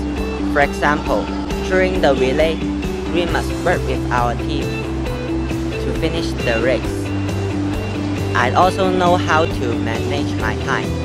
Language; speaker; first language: English; non-native, learner; Chinese